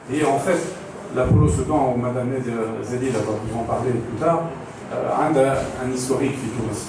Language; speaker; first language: French; non-native, local second language; Arabic